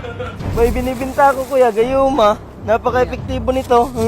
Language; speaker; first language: Filipino; non-native, local second language; Cebuano